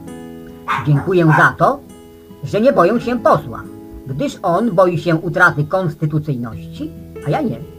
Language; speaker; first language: Polish; native; Polish